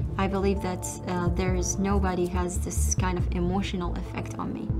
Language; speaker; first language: English; non-native, fluent; Arabic